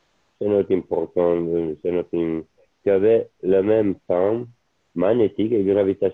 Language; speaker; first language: French; non-native, learner; Italian